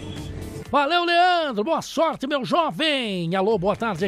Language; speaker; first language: Portuguese; native; Portuguese